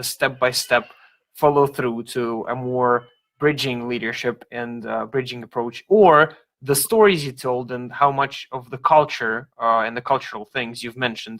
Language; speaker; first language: English; non-native, fluent; Russian